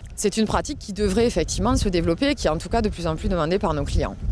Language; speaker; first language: French; native; French